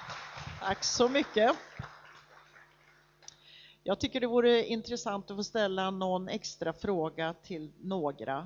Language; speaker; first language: Swedish; native; Swedish